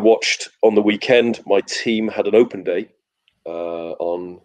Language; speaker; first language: English; native; English